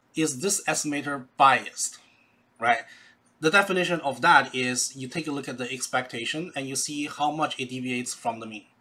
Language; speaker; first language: English; non-native, fluent; Chinese